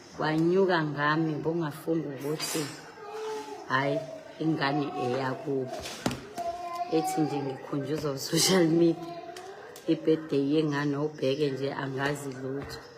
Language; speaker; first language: Zulu; native; Zulu